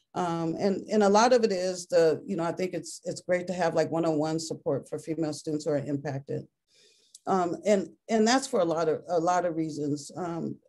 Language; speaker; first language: English; native; English